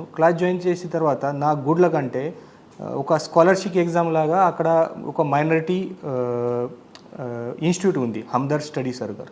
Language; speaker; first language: Telugu; non-native, learner; Marathi